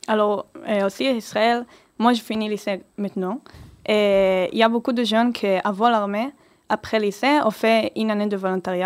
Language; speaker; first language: French; early bilingual, heritage; Hebrew